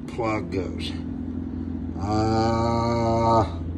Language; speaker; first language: English; native; English